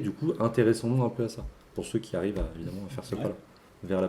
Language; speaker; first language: French; native; French